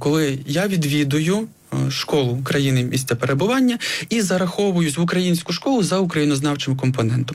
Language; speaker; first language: Ukrainian; native; Ukrainian